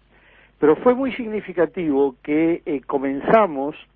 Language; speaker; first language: Spanish; native; Spanish